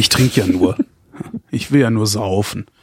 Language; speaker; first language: German; native; German